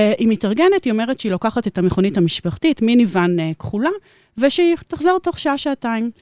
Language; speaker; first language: Hebrew; native; Hebrew